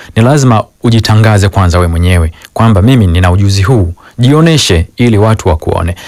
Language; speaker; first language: Swahili; native; Swahili